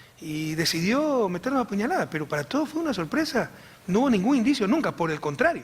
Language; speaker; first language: Spanish; native; Spanish